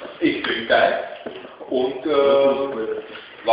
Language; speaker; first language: German; non-native, learner; Czech